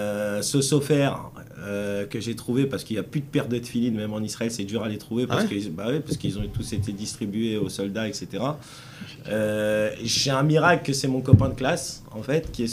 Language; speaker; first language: French; native; French